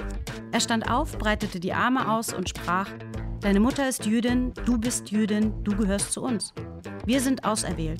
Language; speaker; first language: German; early bilingual, other home language; Polish